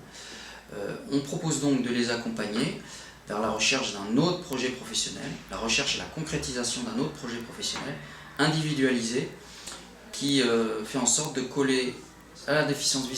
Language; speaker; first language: French; native; French